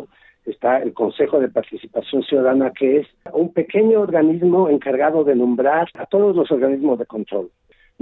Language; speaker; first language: Spanish; native; Spanish